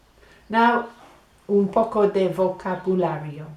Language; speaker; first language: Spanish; non-native, fluent; English